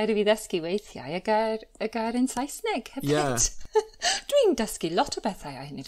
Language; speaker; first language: Welsh; non-native, learner; English